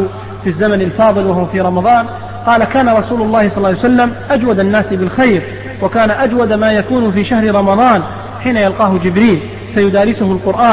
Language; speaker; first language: Arabic; native; Arabic